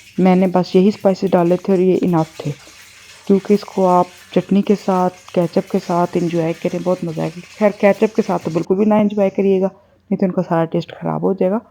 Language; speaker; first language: Urdu; non-native, local second language; Punjabi